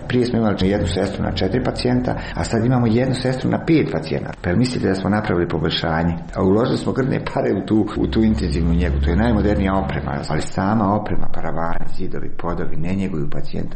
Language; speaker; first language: Serbian; native; Serbian